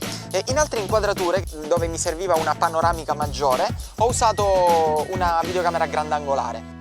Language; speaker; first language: Italian; native; Italian